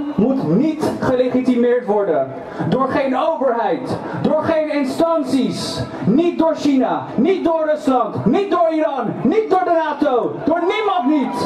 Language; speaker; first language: Dutch; early bilingual, other home language; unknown